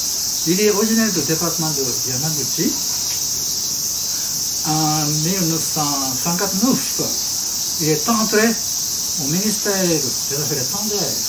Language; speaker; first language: French; non-native, learner; Japanese